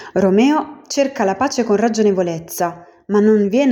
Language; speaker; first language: Italian; native; Italian